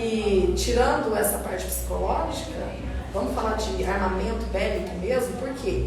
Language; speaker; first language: Portuguese; native; Portuguese